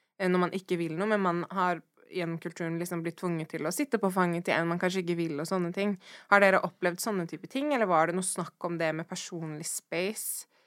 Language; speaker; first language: Norwegian; early bilingual, other home language; English